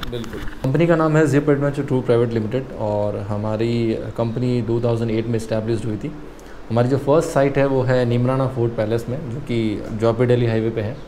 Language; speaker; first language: Hindi; native; Hindi